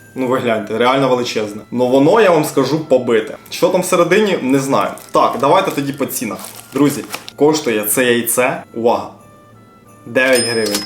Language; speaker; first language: Ukrainian; non-native, local second language; Russian